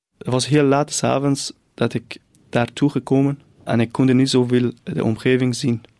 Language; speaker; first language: Dutch; non-native, fluent; Persian